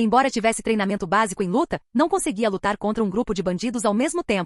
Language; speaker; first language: Portuguese; native; Portuguese